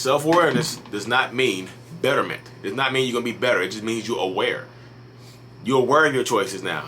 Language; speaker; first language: English; native; English